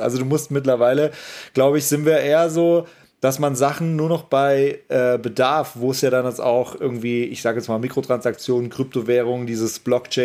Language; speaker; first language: German; native; German